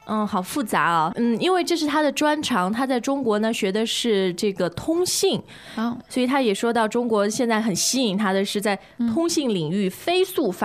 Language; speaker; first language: Chinese; native; Chinese